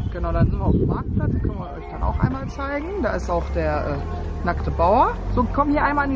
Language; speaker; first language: German; native; German